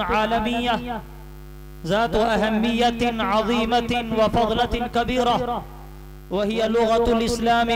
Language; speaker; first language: Arabic; non-native, fluent; Urdu